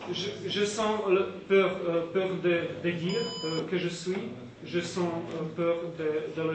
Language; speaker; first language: French; non-native, learner; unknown